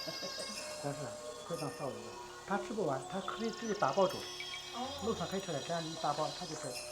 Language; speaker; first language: Chinese; non-native, local second language; Tibetan